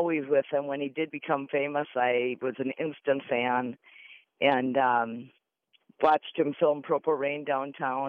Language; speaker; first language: English; native; English